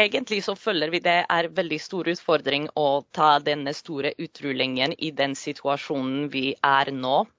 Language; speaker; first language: Norwegian; non-native, fluent; Polish